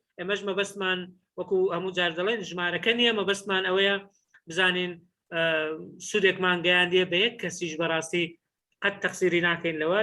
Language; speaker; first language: Central Kurdish; native; Central Kurdish